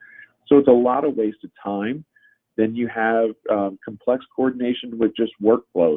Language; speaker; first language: English; native; English